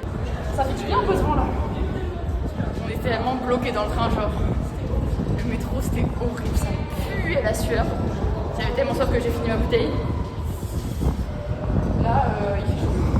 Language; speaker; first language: French; native; French